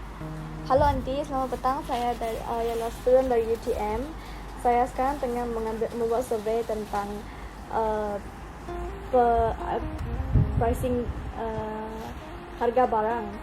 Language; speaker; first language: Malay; non-native, local second language; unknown